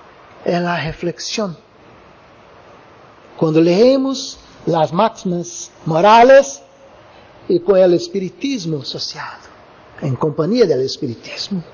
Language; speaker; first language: Spanish; non-native, learner; Portuguese